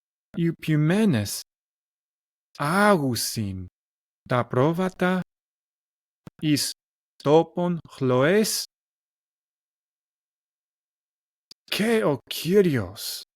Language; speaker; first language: Greek; non-native, learner; English